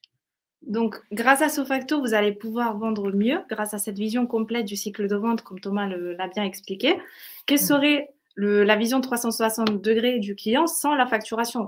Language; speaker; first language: French; native; French